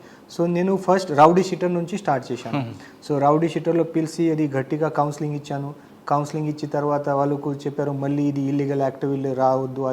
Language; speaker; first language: Telugu; non-native, fluent; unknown